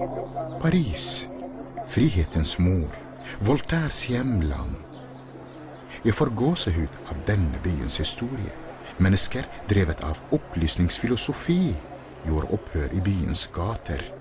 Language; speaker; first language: Norwegian; non-native, fluent; Arabic